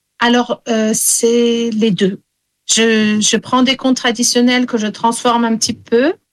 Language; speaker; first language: French; early bilingual, heritage; English